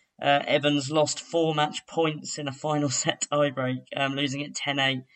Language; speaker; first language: English; native; English